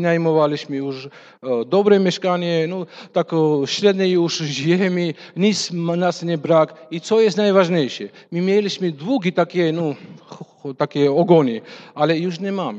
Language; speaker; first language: Polish; non-native, fluent; Russian